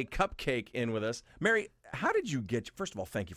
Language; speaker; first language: English; native; English